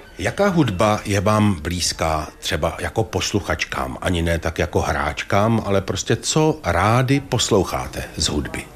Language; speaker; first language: Czech; native; Czech